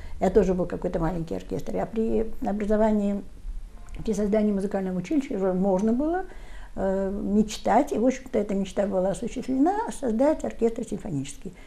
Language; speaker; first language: Russian; native; Russian